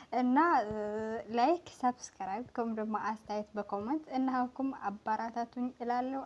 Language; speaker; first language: Amharic; non-native, local second language; Tigrinya